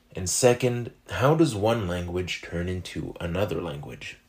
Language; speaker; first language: English; non-native, fluent; French